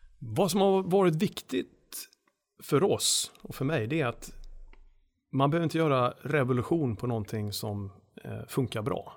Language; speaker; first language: Swedish; native; Swedish